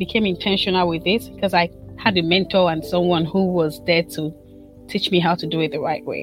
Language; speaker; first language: English; non-native, local second language; Igbo